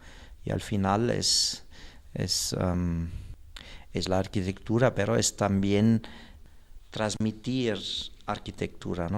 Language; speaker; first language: Spanish; non-native, fluent; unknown